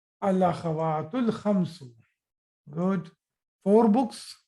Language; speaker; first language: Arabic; non-native, fluent; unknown